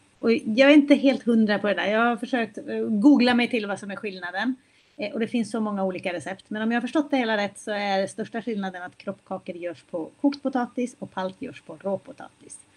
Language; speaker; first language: Swedish; native; Swedish